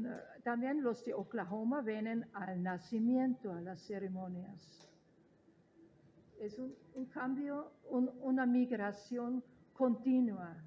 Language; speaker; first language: Spanish; non-native, fluent; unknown